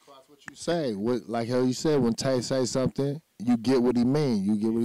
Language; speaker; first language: English; native; English